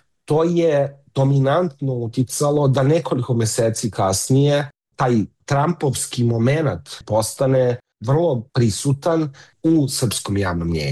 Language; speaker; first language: Serbian; native; Serbian